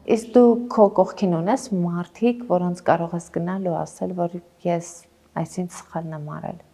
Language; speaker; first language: Armenian; native; Armenian